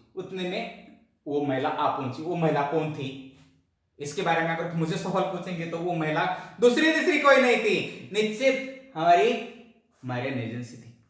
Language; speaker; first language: Hindi; non-native, local second language; Marathi